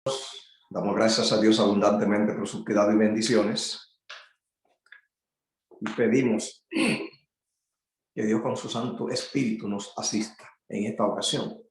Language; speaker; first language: Spanish; native; Spanish